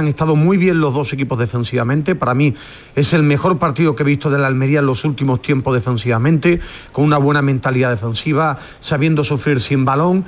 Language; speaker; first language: Spanish; native; Spanish